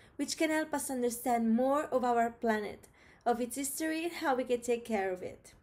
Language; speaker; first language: English; non-native, fluent; Italian